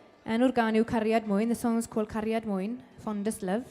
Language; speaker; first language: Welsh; native; Welsh